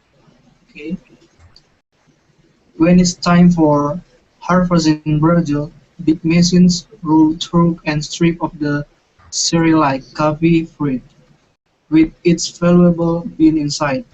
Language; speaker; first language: English; non-native, learner; Indonesian